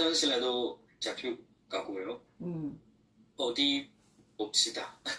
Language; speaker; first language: Korean; non-native, learner; Chinese